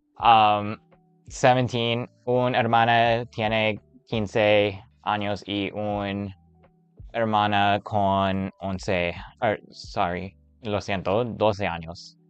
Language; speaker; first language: Spanish; non-native, learner; English